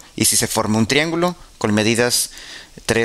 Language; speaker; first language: Spanish; native; Spanish